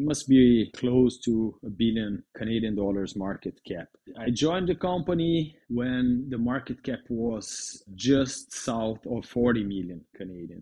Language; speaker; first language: English; non-native, fluent; Portuguese